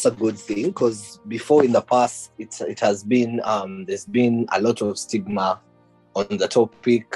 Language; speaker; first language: English; non-native, local second language; Ganda